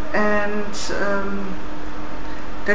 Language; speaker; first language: English; non-native, learner; German